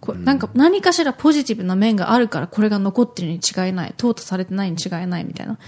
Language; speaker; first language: Japanese; native; Japanese